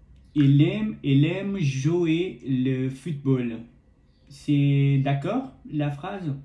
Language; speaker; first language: French; non-native, learner; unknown